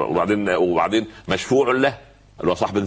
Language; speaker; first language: Arabic; native; Arabic